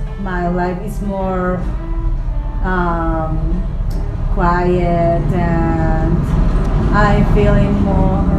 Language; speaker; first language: English; non-native, learner; Spanish